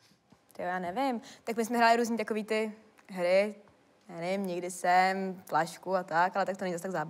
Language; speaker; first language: Czech; native; Czech